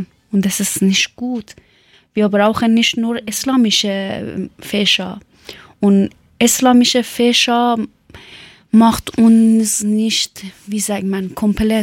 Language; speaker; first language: German; non-native, learner; Persian